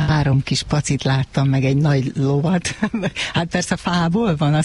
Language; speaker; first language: Hungarian; native; Hungarian